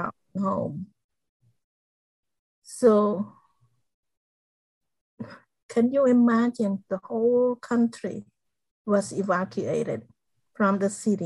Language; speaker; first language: English; non-native, fluent; Khmer